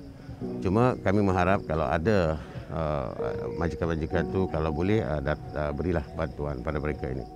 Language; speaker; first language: Malay; native; Malay